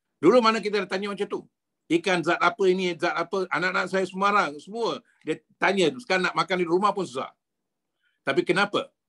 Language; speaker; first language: Malay; native; Malay